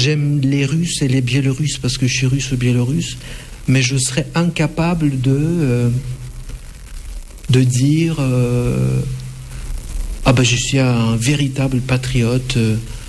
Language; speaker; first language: French; non-native, fluent; Russian